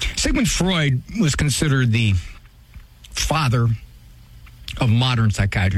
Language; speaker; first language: English; native; English